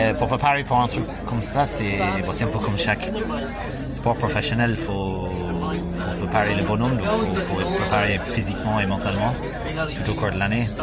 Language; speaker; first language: French; non-native, fluent; English